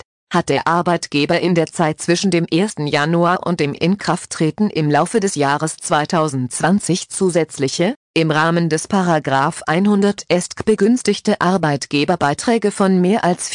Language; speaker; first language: German; native; German